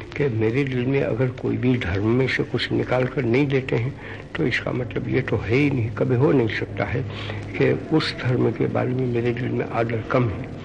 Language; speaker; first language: Hindi; non-native, local second language; Gujarati